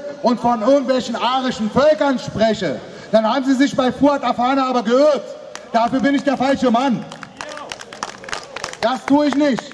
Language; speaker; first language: German; early bilingual, other home language; Arabic